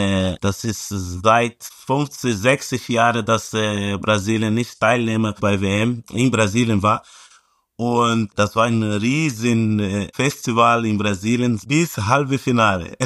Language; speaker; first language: German; non-native, fluent; Portuguese